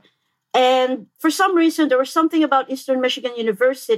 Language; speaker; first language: English; non-native, local second language; Filipino